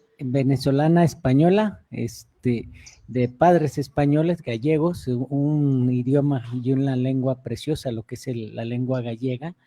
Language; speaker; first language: Spanish; native; Spanish